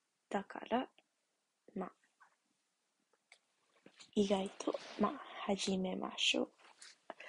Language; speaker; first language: Japanese; early bilingual, heritage; English